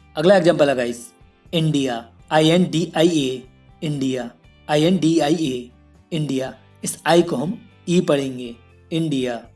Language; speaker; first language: Hindi; native; Hindi